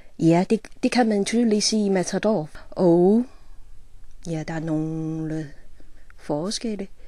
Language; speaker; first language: Danish; non-native, fluent; Chinese